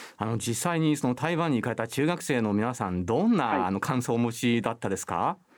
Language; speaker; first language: Japanese; native; Japanese